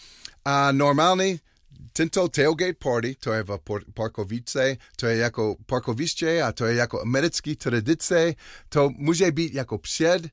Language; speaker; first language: Czech; non-native, learner; English